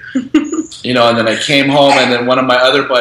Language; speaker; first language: English; native; English